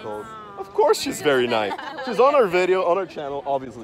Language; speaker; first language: English; non-native, fluent; Portuguese